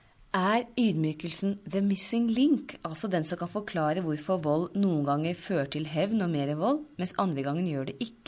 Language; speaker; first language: Norwegian; native; Norwegian